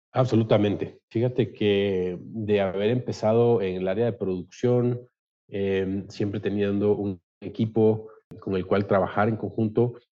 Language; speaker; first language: Spanish; native; Spanish